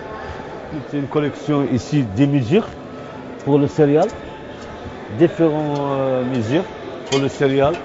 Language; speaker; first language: French; non-native, local second language; Arabic